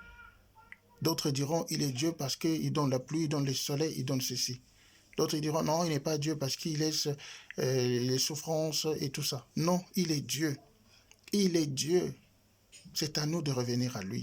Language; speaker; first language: French; non-native, local second language; Lingala